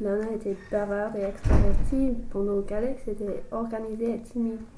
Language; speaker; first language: French; non-native, learner; English